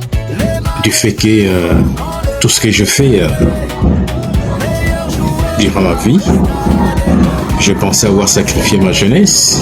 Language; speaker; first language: French; non-native, local second language; Luba-Lulua